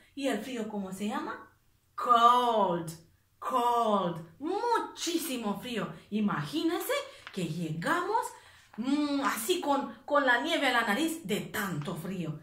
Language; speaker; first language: Spanish; non-native, fluent; Romanian